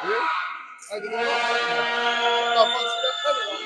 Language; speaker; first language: French; native; French